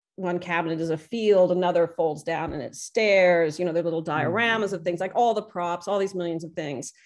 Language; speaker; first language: English; native; English